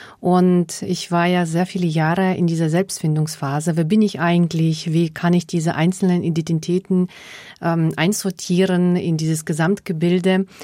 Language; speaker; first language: German; early bilingual, other home language; Russian